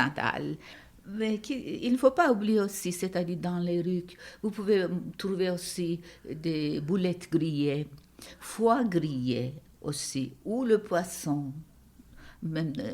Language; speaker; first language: French; non-native, fluent; Turkish